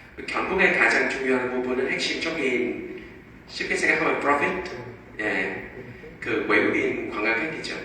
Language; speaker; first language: Korean; non-native, fluent; Vietnamese